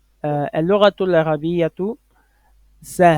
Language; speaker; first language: Arabic; non-native, fluent; French